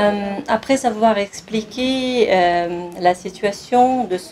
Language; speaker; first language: French; non-native, fluent; Kazakh